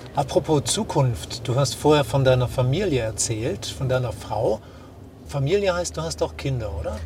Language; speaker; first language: German; native; German